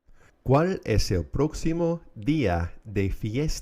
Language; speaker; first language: Spanish; non-native, fluent; English